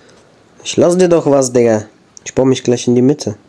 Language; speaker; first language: German; native; German